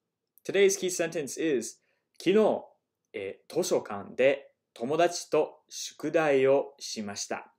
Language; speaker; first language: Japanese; non-native, fluent; English